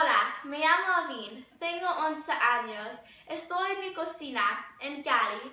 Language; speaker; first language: Spanish; non-native, learner; English